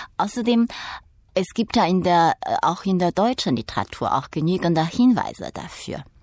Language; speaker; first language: German; non-native, fluent; Chinese